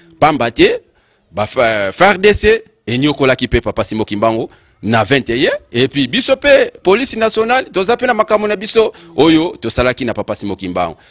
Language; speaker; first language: Lingala; non-native, local second language; Kongo